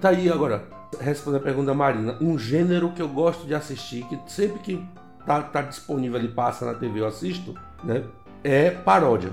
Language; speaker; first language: Portuguese; native; Portuguese